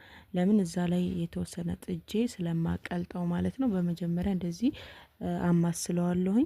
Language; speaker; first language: Amharic; native; Amharic